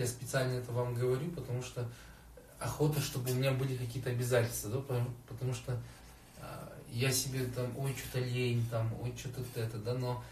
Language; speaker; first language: Russian; native; Russian